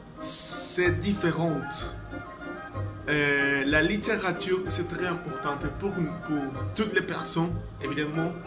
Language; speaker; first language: French; non-native, learner; Spanish